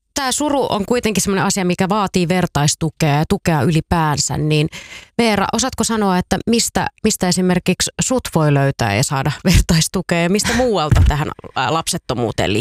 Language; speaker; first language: Finnish; native; Finnish